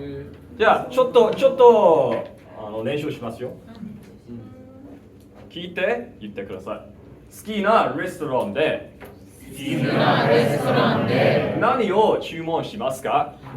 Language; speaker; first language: Japanese; non-native, fluent; English